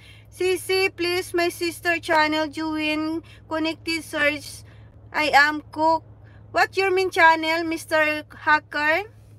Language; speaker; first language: English; non-native, local second language; Cebuano